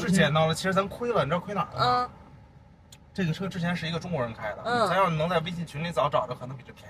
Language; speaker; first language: Chinese; native; Chinese